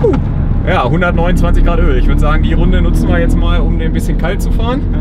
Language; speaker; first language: German; native; German